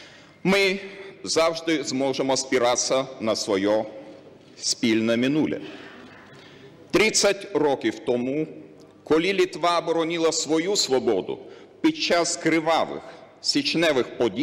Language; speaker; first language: Ukrainian; non-native, learner; Lithuanian